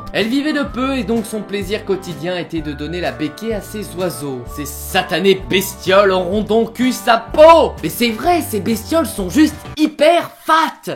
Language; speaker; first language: French; native; French